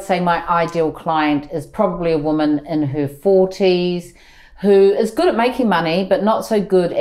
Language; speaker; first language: English; native; English